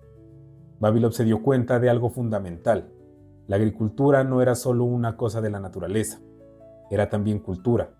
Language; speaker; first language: Spanish; native; Spanish